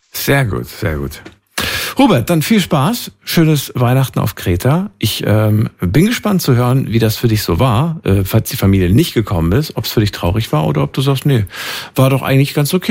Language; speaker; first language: German; native; German